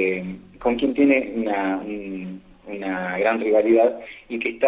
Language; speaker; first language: Spanish; native; Spanish